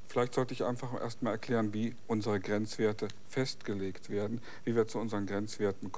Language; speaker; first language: German; native; German